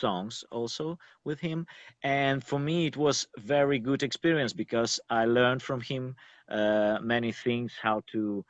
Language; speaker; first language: English; non-native, learner; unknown